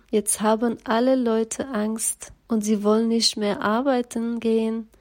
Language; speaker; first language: German; non-native, fluent; Persian